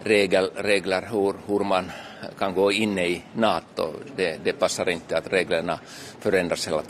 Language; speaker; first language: Swedish; non-native, local second language; Finnish